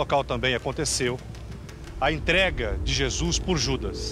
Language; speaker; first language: Portuguese; native; Portuguese